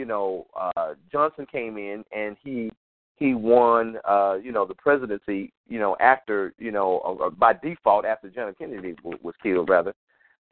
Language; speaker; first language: English; native; English